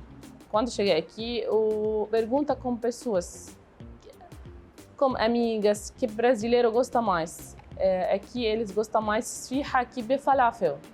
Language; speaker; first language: Portuguese; non-native, learner; Arabic